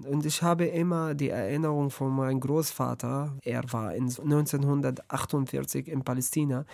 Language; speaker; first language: German; non-native, learner; Arabic